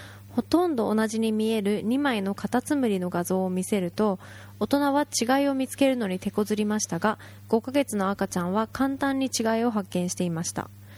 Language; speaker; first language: Japanese; native; Japanese